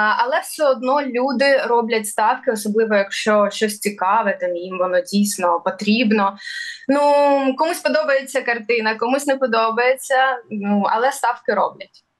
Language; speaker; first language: Ukrainian; early bilingual, other home language; Russian